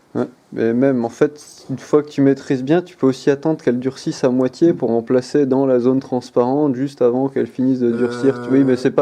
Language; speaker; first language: French; native; French